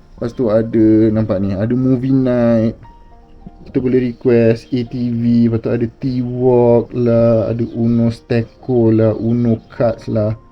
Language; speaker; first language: Malay; native; Malay